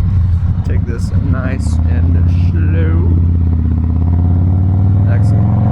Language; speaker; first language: English; native; English